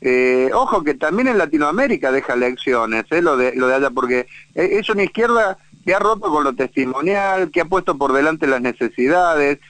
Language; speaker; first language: Spanish; native; Spanish